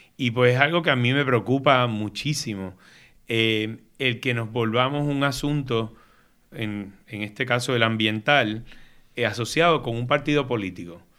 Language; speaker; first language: Spanish; native; Spanish